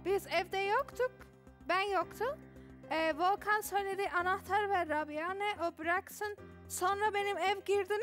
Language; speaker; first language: Turkish; non-native, learner; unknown